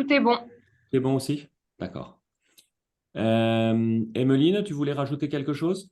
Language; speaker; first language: French; native; French